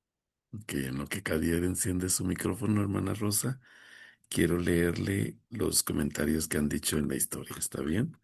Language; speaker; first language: Spanish; native; Spanish